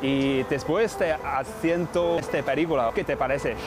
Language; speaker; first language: Spanish; non-native, learner; Chinese